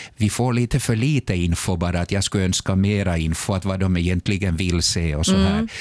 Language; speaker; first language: Swedish; native; Swedish